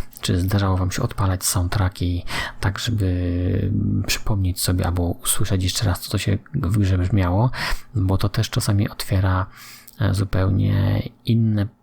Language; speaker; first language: Polish; native; Polish